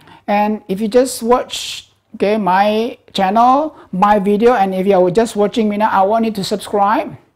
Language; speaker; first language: English; non-native, fluent; Indonesian